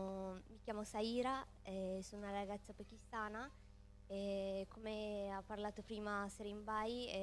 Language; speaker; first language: Italian; early bilingual, other home language; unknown